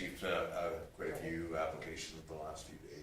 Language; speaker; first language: English; native; English